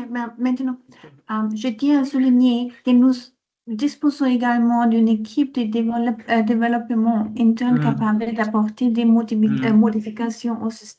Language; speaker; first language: French; non-native, fluent; Dutch